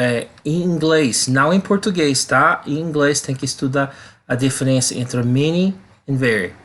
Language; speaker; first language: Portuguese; non-native, learner; English